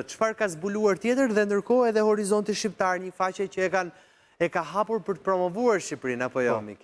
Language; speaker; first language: Albanian; native; Albanian